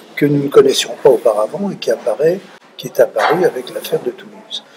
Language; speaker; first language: French; native; French